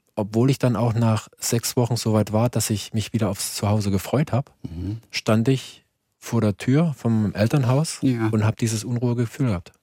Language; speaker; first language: German; native; German